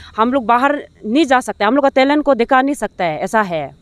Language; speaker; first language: Hindi; non-native, local second language; Nyishi